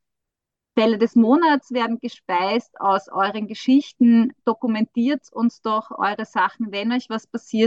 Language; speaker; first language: German; native; German